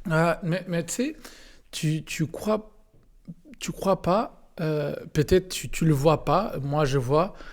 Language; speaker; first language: French; non-native, learner; Portuguese